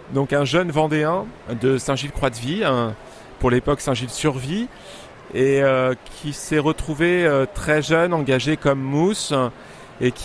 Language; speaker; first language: French; native; French